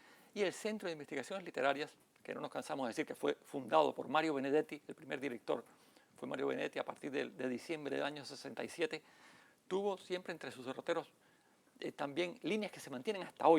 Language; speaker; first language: Spanish; native; Spanish